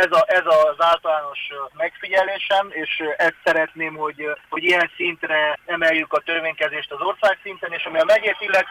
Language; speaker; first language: Hungarian; native; Hungarian